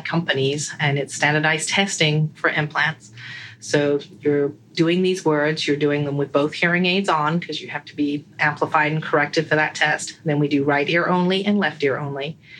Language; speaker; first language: English; native; English